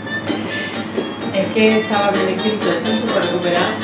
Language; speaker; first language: Spanish; native; Spanish